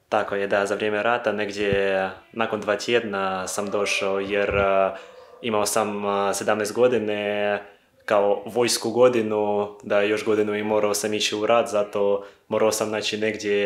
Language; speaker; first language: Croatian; non-native, learner; Ukrainian